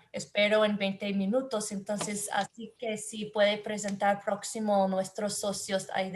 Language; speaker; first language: Spanish; non-native, learner; English